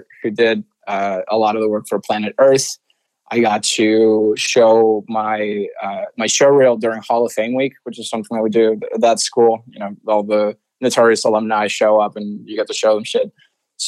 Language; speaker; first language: English; non-native, fluent; Spanish